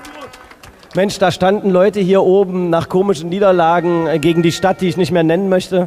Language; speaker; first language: German; native; German